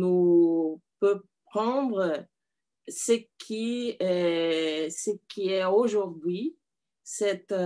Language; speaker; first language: French; non-native, learner; Portuguese